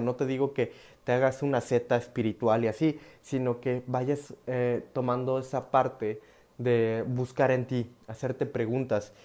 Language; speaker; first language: Spanish; native; Spanish